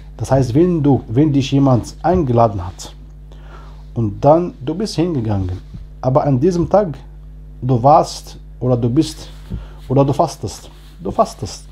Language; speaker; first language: German; non-native, fluent; Arabic